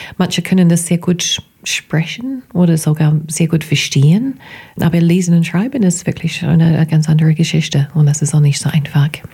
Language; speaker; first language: German; non-native, fluent; English